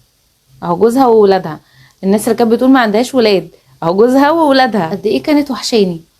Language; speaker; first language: Arabic; native; Arabic